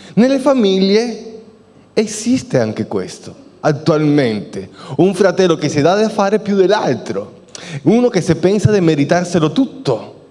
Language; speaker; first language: Italian; non-native, fluent; Spanish